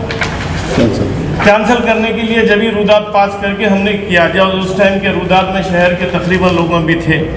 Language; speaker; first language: Hindi; non-native, local second language; Urdu